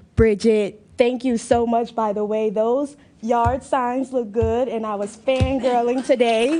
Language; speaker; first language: English; native; English